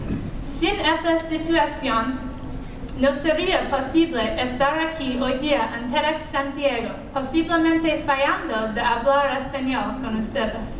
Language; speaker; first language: Spanish; non-native, learner; English